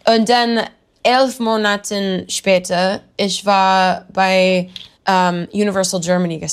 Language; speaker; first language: German; non-native, learner; English